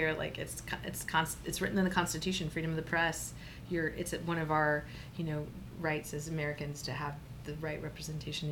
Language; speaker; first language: English; native; English